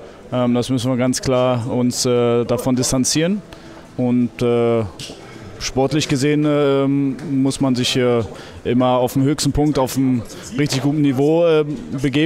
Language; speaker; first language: German; native; German